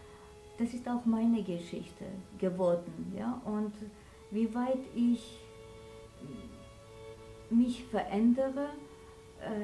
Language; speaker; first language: German; non-native, fluent; Armenian